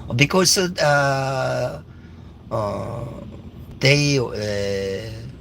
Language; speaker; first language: English; non-native, learner; Korean